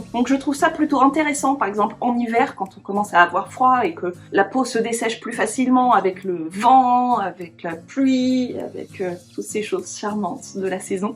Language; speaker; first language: French; native; French